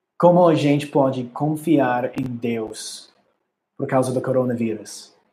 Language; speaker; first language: Portuguese; non-native, learner; English